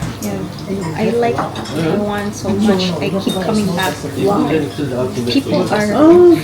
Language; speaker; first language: English; non-native, local second language; Filipino